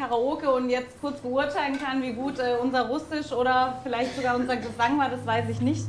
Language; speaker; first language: German; native; German